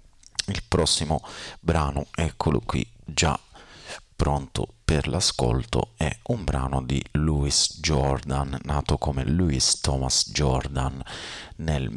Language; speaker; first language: Italian; native; Italian